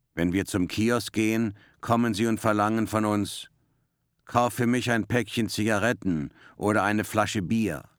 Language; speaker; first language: German; native; German